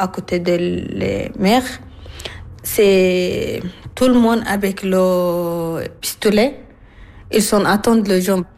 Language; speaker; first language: French; non-native, learner; Arabic